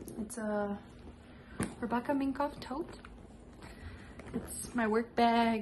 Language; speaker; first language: English; native; English